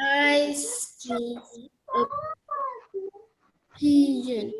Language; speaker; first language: English; non-native, learner; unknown